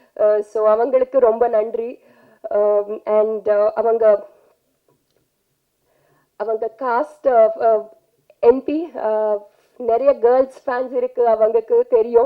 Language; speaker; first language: Tamil; non-native, learner; Telugu